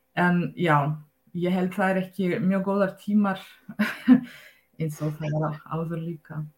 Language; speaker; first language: Icelandic; non-native, fluent; Russian